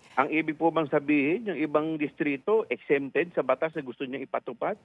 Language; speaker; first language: Filipino; native; Filipino